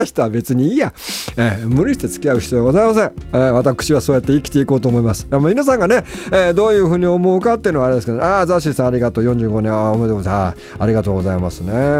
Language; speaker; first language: Japanese; native; Japanese